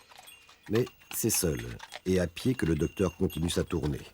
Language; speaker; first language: French; native; French